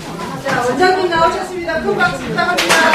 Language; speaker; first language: Korean; native; Korean